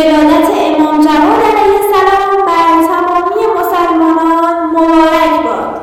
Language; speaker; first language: Persian; native; Persian